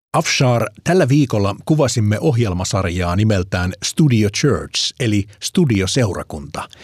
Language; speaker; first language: Finnish; native; Finnish